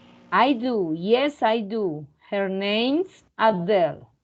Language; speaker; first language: English; non-native, fluent; Spanish